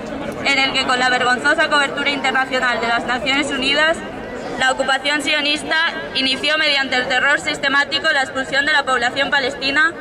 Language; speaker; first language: Spanish; native; Spanish